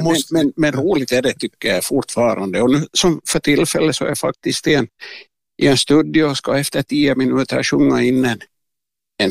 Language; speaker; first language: Swedish; native; Swedish